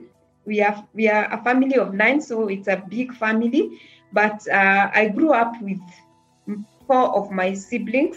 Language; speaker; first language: English; non-native, local second language; Kikuyu